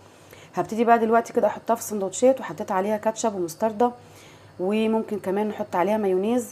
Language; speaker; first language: Arabic; native; Arabic